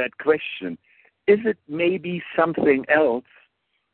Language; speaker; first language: English; non-native, fluent; German